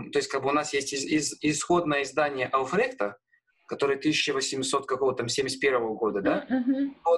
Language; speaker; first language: Russian; native; Russian